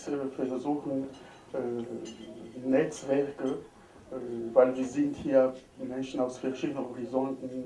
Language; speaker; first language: German; non-native, fluent; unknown